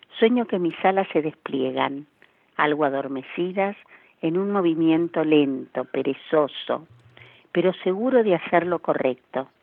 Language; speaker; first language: Spanish; native; Spanish